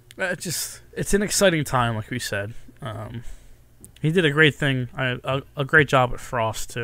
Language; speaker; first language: English; native; English